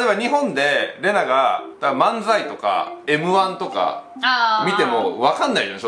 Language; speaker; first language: Japanese; native; Japanese